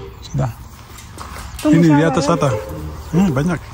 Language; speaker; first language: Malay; non-native, learner; Spanish